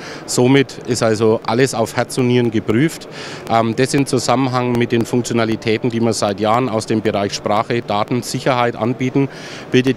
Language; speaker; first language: German; native; German